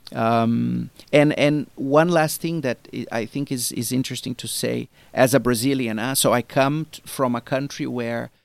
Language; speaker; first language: English; non-native, fluent; Portuguese